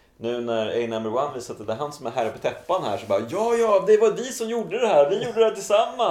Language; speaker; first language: Swedish; native; Swedish